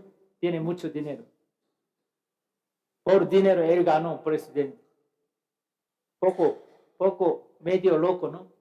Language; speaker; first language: Spanish; non-native, fluent; Korean